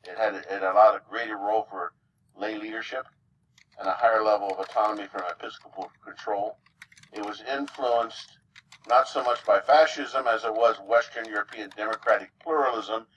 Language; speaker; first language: English; native; English